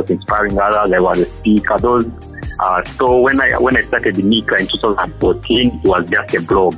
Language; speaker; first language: English; non-native, local second language; Kinyarwanda